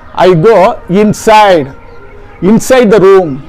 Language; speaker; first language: English; non-native, local second language; Tamil